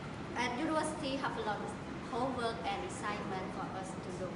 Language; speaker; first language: English; non-native, learner; Khmer